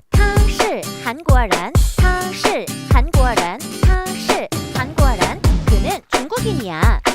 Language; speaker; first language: Korean; native; Korean